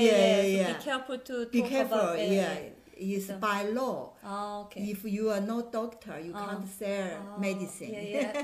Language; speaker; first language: English; non-native, learner; Chinese